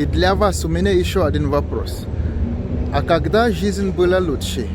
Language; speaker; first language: Russian; non-native, learner; English